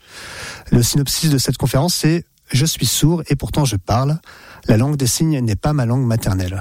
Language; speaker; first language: French; native; French